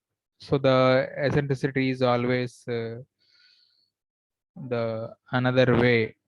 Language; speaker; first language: English; non-native, local second language; Telugu